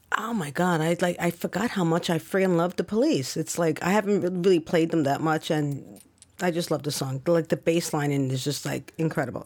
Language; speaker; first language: English; native; English